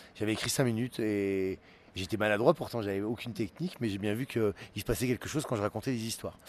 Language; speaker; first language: French; native; French